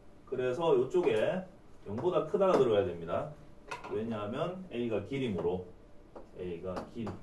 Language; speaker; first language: Korean; native; Korean